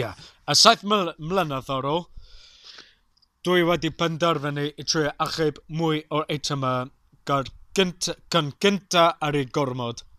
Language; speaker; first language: Welsh; non-native, local second language; English